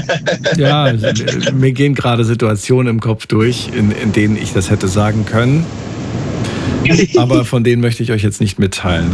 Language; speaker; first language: German; native; German